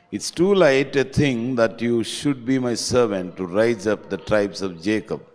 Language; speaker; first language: English; non-native, local second language; Telugu